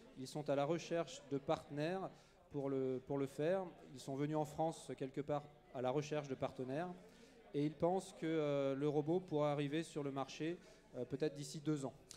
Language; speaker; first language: French; native; French